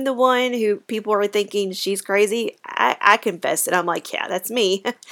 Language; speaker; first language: English; native; English